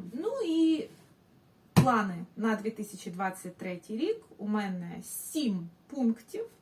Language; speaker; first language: Ukrainian; non-native, local second language; Russian